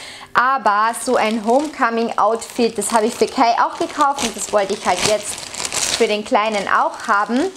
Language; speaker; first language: German; native; German